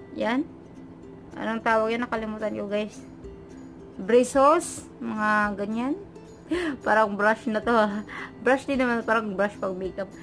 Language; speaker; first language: Filipino; non-native, local second language; Cebuano